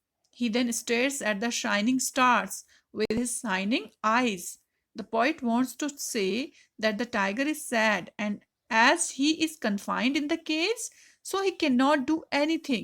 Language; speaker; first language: English; non-native, local second language; Hindi